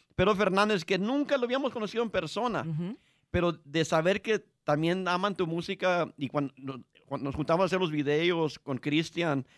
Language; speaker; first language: Spanish; early bilingual, heritage; Spanish